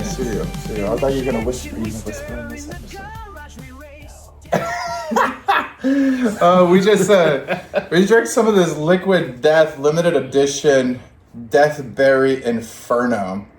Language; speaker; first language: English; native; English